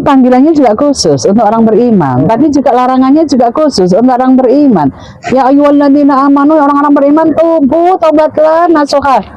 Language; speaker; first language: Indonesian; native; Indonesian